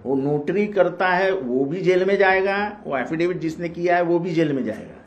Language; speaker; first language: Hindi; non-native, local second language; Marathi